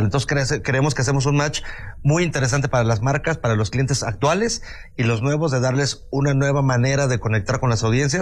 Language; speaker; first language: Spanish; native; Spanish